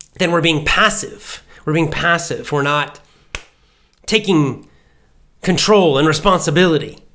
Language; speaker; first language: English; native; English